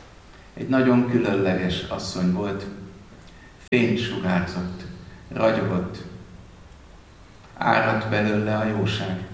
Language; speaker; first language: Hungarian; native; Hungarian